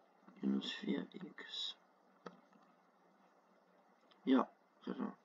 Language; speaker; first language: German; non-native, fluent; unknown